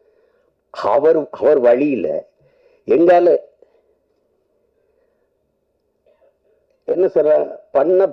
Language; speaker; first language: Tamil; native; Tamil